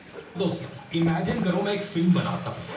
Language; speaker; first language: Hindi; native; Hindi